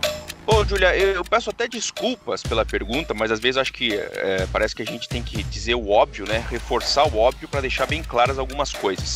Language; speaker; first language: Portuguese; native; Portuguese